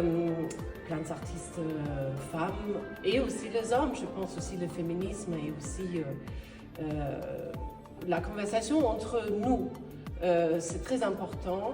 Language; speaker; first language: French; non-native, fluent; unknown